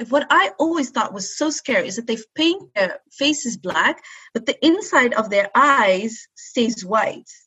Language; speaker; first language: English; non-native, fluent; Arabic